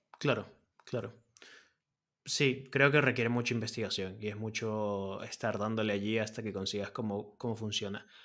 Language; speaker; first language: Spanish; native; Spanish